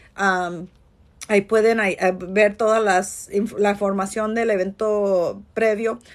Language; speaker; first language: Spanish; early bilingual, heritage; Spanish